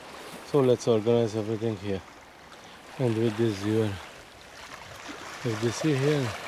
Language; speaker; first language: English; non-native, local second language; Maltese